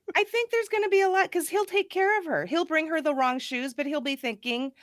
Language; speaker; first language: English; native; English